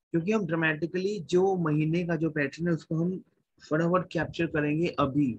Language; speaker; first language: Hindi; native; Hindi